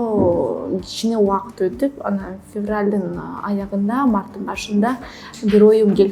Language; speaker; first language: Kyrgyz; non-native, fluent; Russian